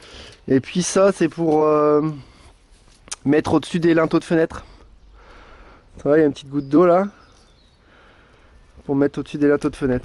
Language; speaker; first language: French; native; French